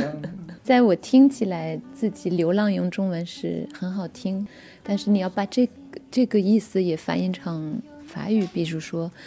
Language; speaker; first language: Chinese; non-native, fluent; French